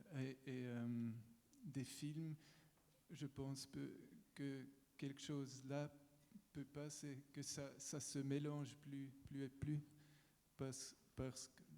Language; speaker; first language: French; non-native, local second language; German